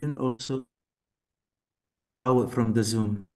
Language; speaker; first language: English; non-native, learner; Indonesian